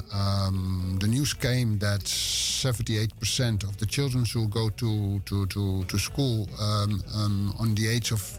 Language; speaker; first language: English; non-native, fluent; Dutch